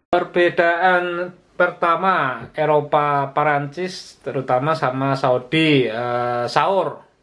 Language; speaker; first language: Malay; non-native, local second language; Javanese